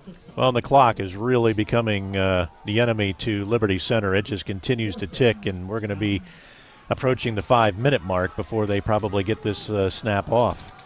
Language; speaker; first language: English; native; English